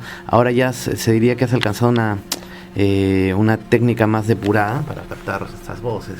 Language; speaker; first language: Spanish; native; Spanish